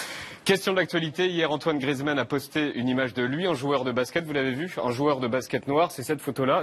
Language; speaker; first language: French; native; French